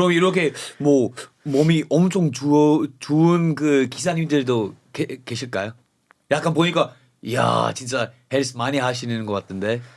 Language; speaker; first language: Korean; non-native, fluent; English